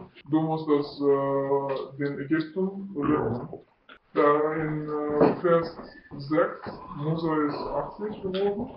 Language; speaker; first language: German; non-native, learner; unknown